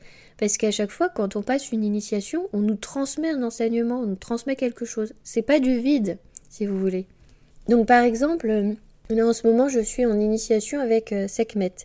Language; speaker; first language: French; native; French